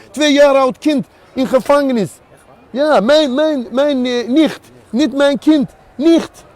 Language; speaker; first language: Dutch; non-native, learner; Azerbaijani